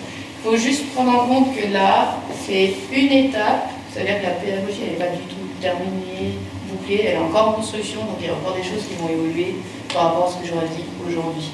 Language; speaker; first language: French; native; French